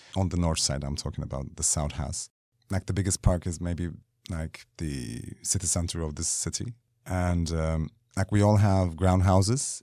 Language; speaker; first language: English; non-native, fluent; Turkish